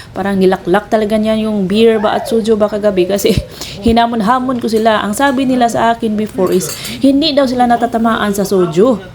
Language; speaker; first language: Filipino; non-native, local second language; Cebuano